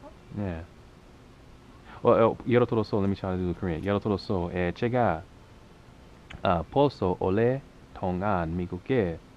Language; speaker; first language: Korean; non-native, learner; English